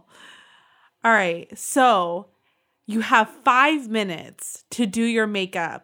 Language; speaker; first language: English; native; English